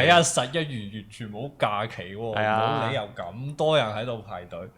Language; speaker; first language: Cantonese; native; Cantonese